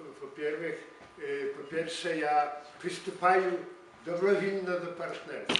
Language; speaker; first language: Polish; non-native, learner; Ukrainian